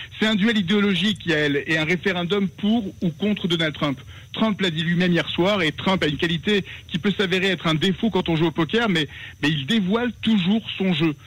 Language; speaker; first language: French; native; French